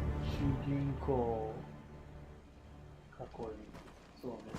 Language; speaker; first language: Japanese; non-native, learner; English